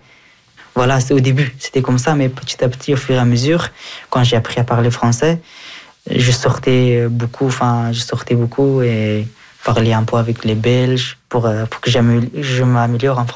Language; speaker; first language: French; early bilingual, other home language; Persian